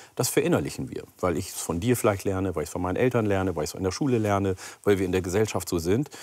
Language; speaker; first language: German; early bilingual, other home language; Oromo